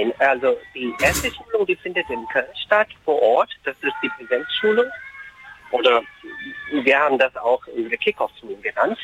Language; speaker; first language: German; non-native, fluent; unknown